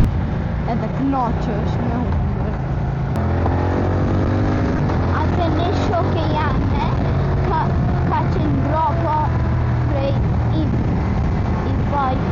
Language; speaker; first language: Albanian; early bilingual, heritage; Albanian